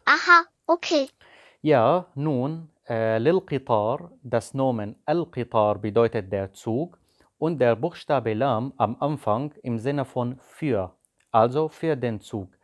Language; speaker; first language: German; non-native, fluent; Arabic